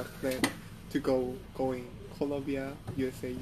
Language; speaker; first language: English; non-native, learner; Korean